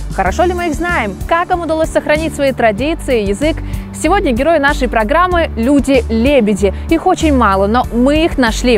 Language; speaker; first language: Russian; native; Russian